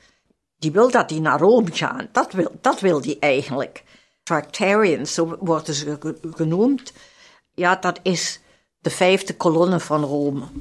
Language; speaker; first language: Dutch; non-native, fluent; German